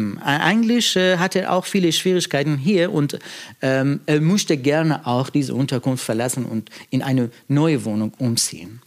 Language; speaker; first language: German; non-native, fluent; Persian